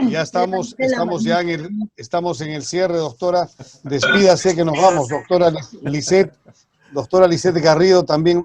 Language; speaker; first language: Spanish; native; Spanish